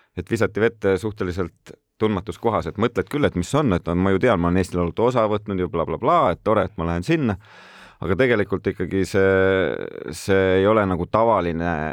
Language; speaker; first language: Estonian; native; Estonian